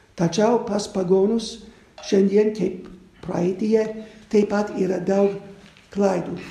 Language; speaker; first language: Lithuanian; non-native, fluent; English